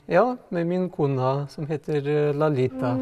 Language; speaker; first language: Norwegian; non-native, fluent; Russian